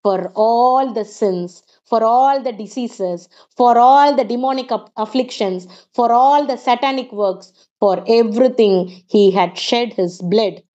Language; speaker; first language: English; non-native, local second language; Tamil